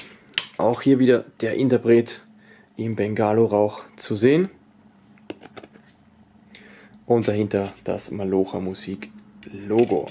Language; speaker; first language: German; native; German